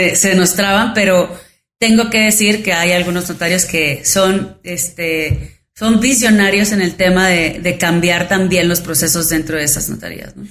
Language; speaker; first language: Spanish; native; Spanish